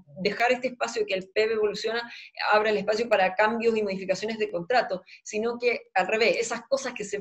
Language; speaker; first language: Spanish; native; Spanish